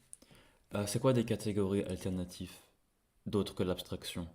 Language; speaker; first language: French; non-native, fluent; English